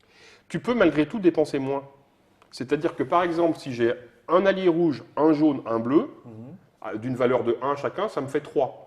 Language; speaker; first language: French; native; French